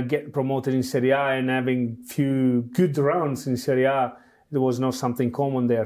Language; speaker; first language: English; non-native, fluent; Italian